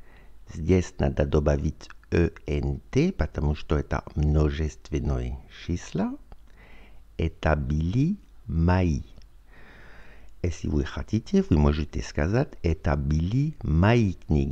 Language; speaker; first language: Russian; non-native, learner; French